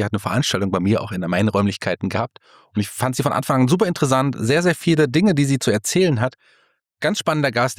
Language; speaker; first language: German; native; German